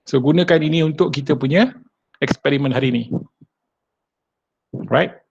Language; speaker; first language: Malay; native; Malay